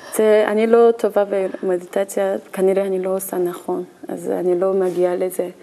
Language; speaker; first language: Hebrew; non-native, learner; Korean